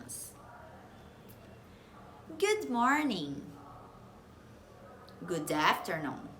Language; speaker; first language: English; non-native, fluent; Portuguese